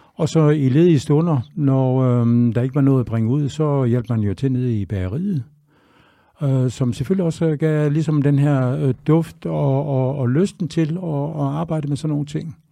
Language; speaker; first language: Danish; native; Danish